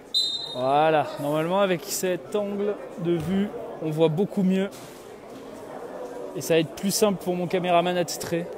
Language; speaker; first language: French; native; French